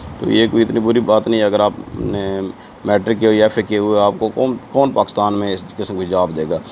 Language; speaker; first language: Urdu; non-native, local second language; Punjabi